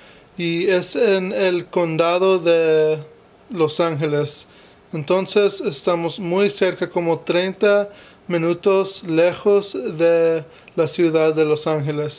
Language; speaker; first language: Spanish; non-native, fluent; English